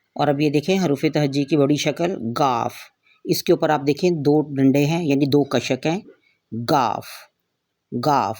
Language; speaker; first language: Urdu; native; Urdu